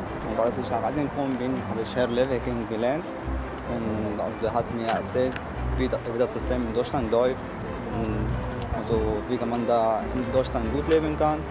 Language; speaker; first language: German; non-native, fluent; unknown